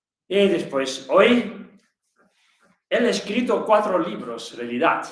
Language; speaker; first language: Spanish; non-native, learner; Tibetan